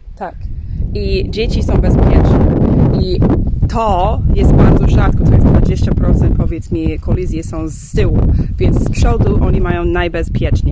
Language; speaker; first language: Polish; non-native, learner; English